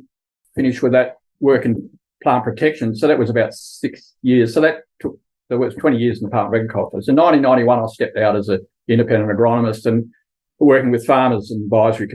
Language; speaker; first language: English; native; English